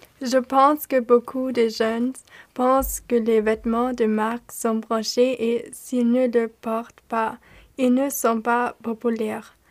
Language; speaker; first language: French; non-native, learner; German